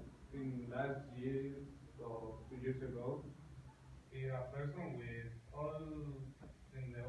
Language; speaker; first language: English; non-native, learner; Spanish